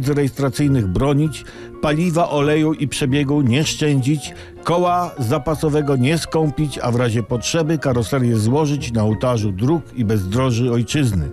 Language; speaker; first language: Polish; native; Polish